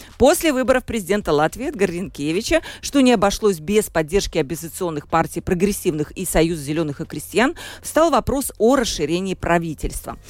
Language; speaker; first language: Russian; native; Russian